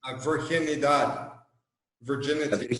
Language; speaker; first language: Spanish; non-native, fluent; English